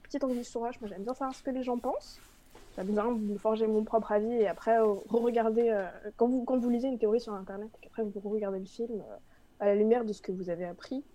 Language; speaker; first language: French; native; French